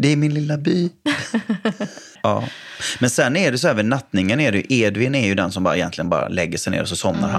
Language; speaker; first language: Swedish; native; Swedish